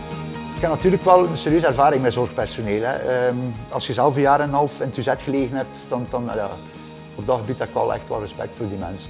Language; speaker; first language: Dutch; native; Dutch